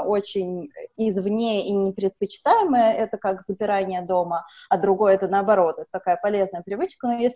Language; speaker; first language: Russian; native; Russian